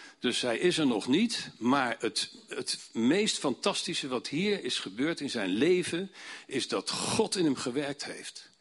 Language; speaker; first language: Dutch; native; Dutch